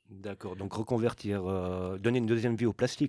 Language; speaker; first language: French; native; French